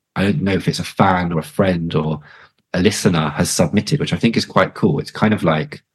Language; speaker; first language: English; native; English